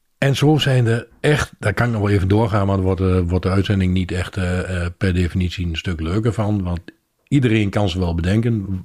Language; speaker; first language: Dutch; native; Dutch